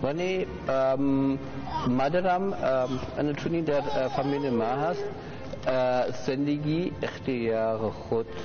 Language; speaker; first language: Persian; non-native, learner; German